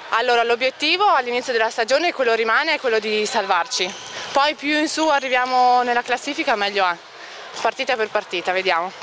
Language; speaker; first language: Italian; native; Italian